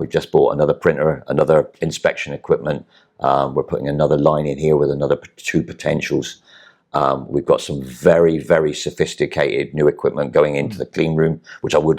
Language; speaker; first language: English; native; English